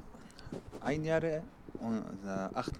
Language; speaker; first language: German; non-native, learner; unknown